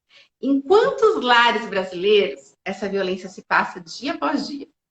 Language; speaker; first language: Portuguese; native; Portuguese